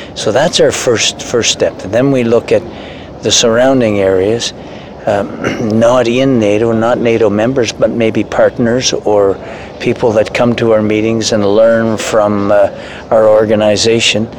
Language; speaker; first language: English; native; English